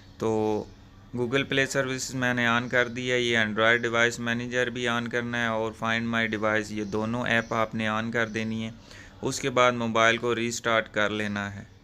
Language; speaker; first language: Urdu; non-native, local second language; Punjabi